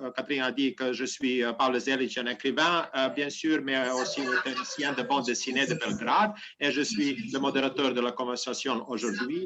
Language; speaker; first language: French; non-native, learner; Serbian